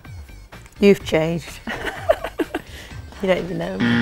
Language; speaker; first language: English; native; English